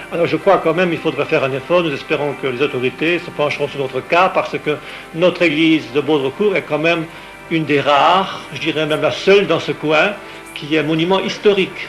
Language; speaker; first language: French; native; French